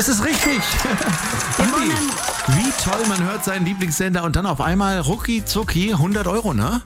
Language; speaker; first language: German; native; German